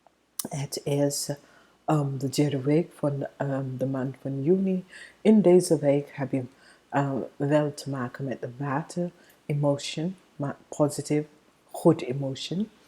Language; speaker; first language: Dutch; non-native, fluent; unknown